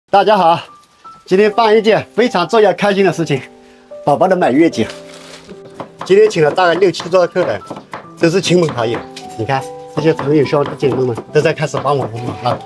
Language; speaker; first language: Chinese; non-native, fluent; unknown